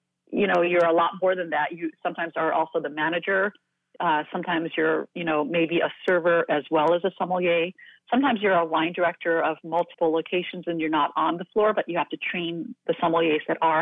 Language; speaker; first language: English; native; English